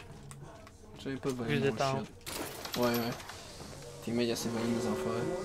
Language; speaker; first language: French; native; French